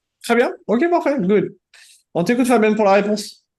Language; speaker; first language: French; native; French